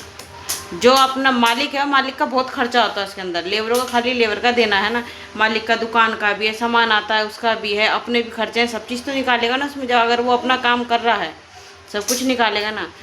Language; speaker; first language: Hindi; native; Hindi